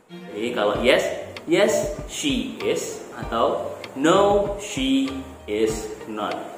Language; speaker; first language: English; non-native, fluent; Indonesian